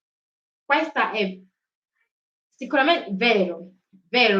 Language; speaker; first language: Italian; non-native, learner; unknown